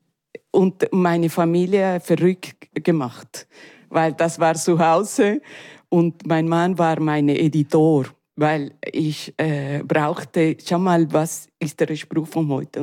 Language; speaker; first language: German; non-native, learner; Spanish